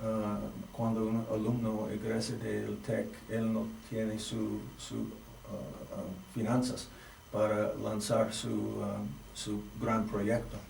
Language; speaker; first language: Spanish; non-native, fluent; English